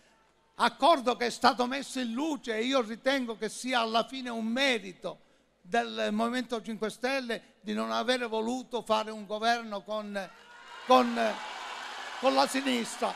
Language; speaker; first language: Italian; native; Italian